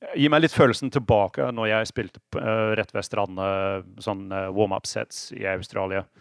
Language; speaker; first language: Norwegian; non-native, fluent; English